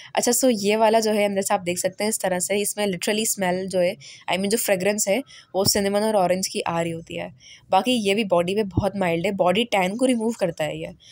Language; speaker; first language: Urdu; native; Urdu